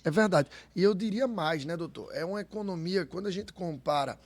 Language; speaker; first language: Portuguese; native; Portuguese